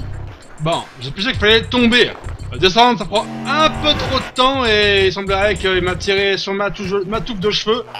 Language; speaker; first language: French; native; French